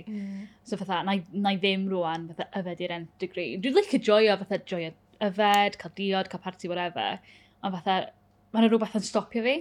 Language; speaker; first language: Welsh; native; Welsh